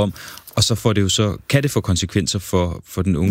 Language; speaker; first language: Danish; native; Danish